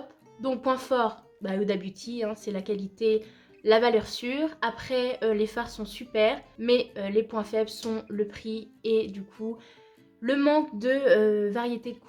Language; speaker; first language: French; native; French